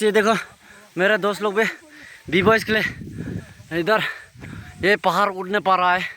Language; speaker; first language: Hindi; non-native, local second language; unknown